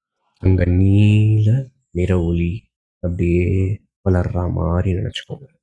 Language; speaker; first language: Tamil; native; Tamil